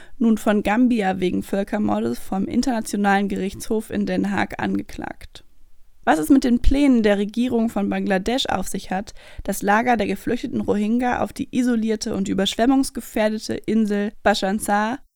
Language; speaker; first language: German; native; German